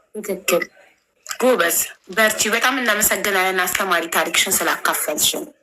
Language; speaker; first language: Amharic; native; Amharic